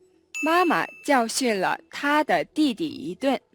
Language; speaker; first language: Chinese; non-native, learner; Mongolian